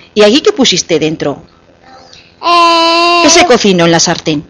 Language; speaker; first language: Spanish; native; Spanish